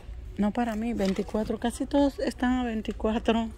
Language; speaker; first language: Spanish; early bilingual, heritage; Spanish